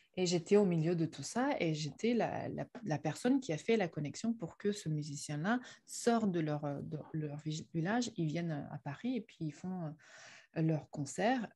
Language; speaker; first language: French; non-native, fluent; Chinese